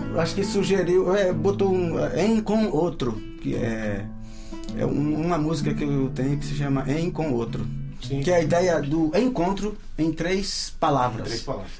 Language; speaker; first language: Portuguese; native; Portuguese